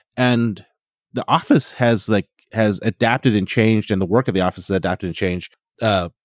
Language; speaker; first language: English; native; English